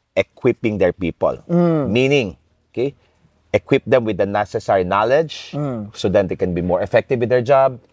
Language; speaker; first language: English; non-native, local second language; Filipino